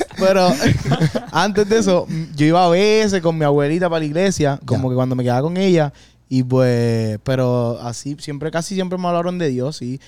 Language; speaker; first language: Spanish; native; Spanish